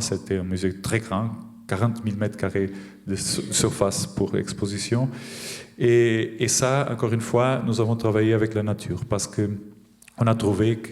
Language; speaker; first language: French; non-native, fluent; Portuguese